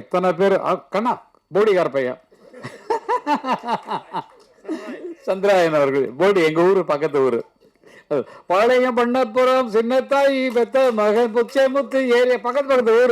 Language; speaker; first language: Tamil; native; Tamil